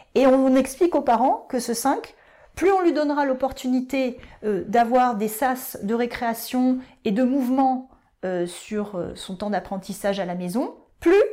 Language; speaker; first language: French; native; French